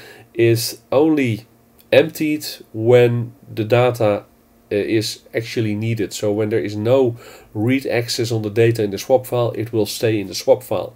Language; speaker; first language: English; non-native, fluent; Dutch